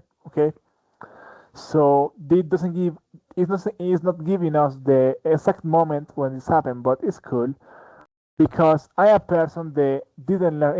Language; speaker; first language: English; non-native, fluent; Spanish